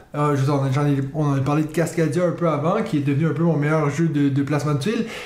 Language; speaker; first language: French; native; French